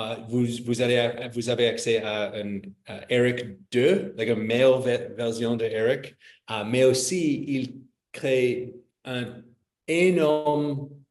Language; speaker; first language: French; non-native, fluent; English